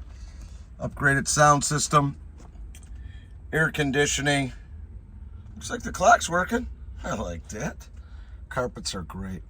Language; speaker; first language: English; native; English